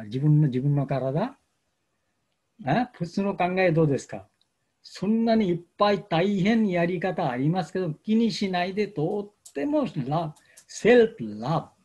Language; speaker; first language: Japanese; non-native, fluent; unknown